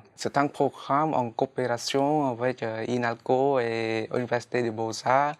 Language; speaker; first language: French; non-native, fluent; Khmer